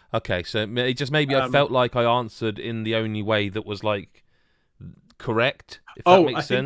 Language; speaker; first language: English; native; English